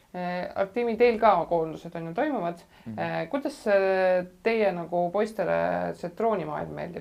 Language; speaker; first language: Estonian; native; Estonian